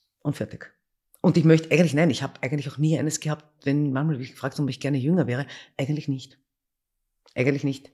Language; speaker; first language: German; native; German